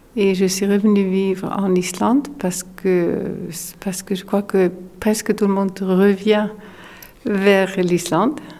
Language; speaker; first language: French; non-native, fluent; Icelandic